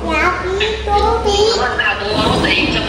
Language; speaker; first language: Vietnamese; early bilingual, heritage; Chinese